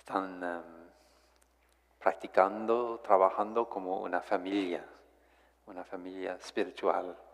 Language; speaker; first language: Spanish; non-native, fluent; English